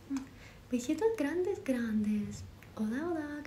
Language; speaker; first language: Spanish; non-native, learner; Ukrainian